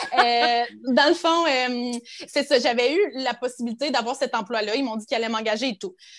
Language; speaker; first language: French; native; French